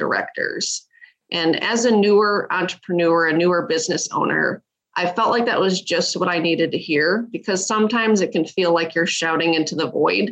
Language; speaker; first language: English; native; English